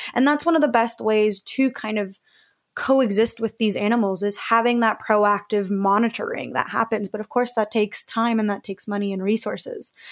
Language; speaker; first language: English; early bilingual, other home language; Spanish